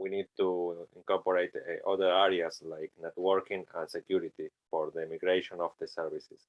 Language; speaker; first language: English; non-native, learner; Spanish